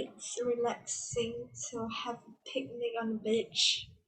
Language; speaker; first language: English; non-native, learner; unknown